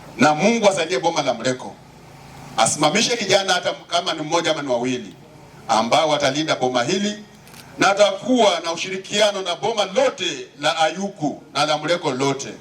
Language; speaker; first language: Swahili; non-native, local second language; Luyia